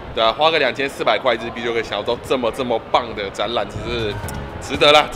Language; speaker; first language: Chinese; native; Chinese